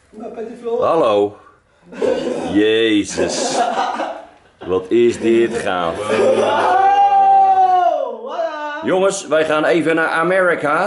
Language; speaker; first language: Dutch; native; Dutch